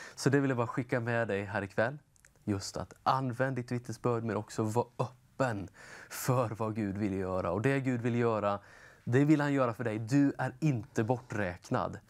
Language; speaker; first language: Swedish; native; Swedish